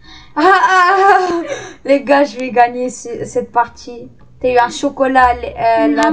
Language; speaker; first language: French; native; French